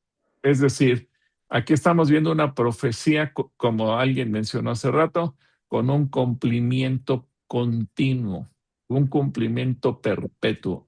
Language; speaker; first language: Spanish; native; Spanish